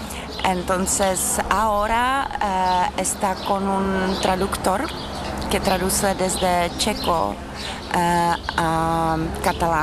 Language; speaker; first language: Spanish; non-native, fluent; Czech